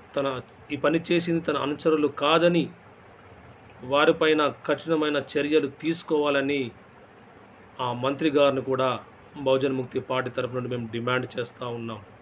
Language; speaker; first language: Telugu; native; Telugu